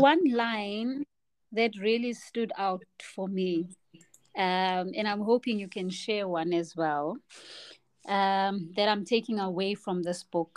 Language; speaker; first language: English; non-native, local second language; Xhosa